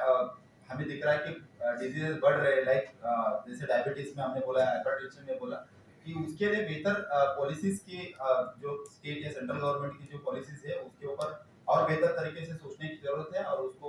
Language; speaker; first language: Hindi; non-native, local second language; Marathi